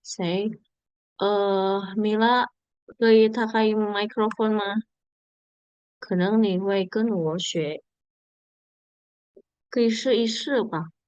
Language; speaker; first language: Chinese; non-native, fluent; Indonesian